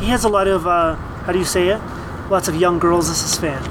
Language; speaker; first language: English; native; English